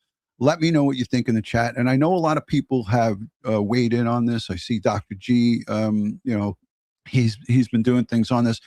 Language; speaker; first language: English; native; English